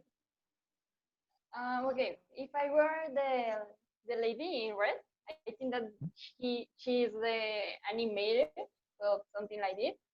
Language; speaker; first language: English; non-native, learner; Spanish